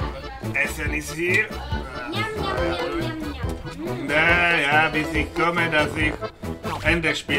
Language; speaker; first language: German; non-native, learner; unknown